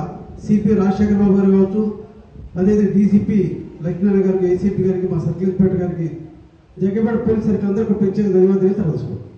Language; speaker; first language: Telugu; native; Telugu